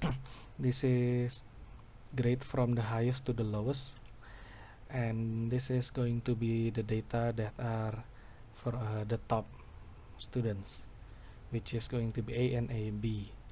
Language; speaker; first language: English; non-native, local second language; Indonesian